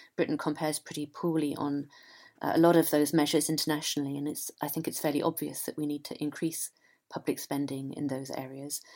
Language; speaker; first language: English; native; English